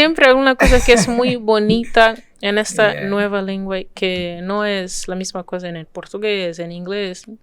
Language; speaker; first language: Spanish; non-native, fluent; French